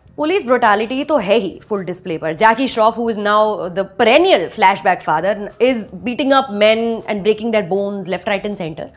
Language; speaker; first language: English; non-native, local second language; Hindi